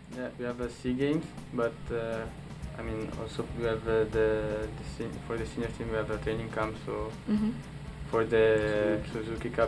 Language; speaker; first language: English; non-native, local second language; Filipino